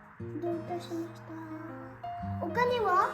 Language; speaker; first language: Japanese; non-native, learner; Mizo